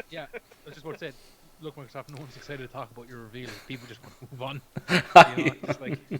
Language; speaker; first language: English; native; English